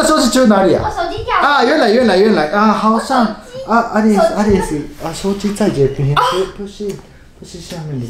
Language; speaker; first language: Chinese; non-native, fluent; Japanese